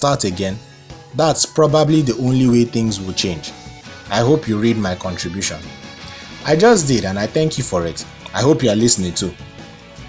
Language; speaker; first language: English; non-native, local second language; Igbo